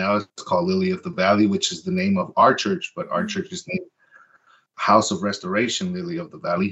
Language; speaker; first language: English; early bilingual, other home language; Spanish